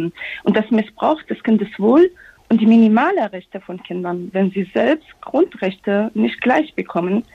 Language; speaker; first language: German; non-native, fluent; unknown